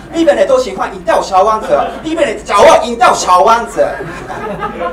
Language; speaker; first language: Chinese; non-native, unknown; Japanese